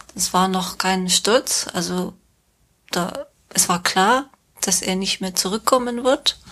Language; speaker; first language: German; non-native, fluent; Persian